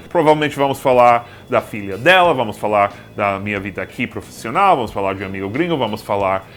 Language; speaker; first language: Portuguese; non-native, fluent; English